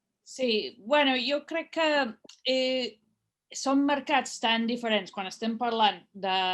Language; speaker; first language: Catalan; non-native, fluent; English